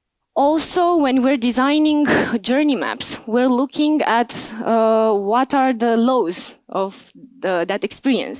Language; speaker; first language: English; non-native, fluent; Romanian